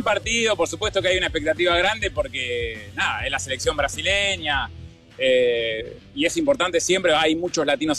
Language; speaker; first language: Spanish; native; Spanish